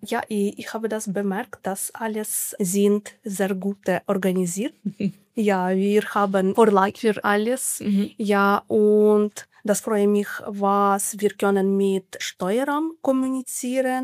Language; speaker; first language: German; non-native, learner; Ukrainian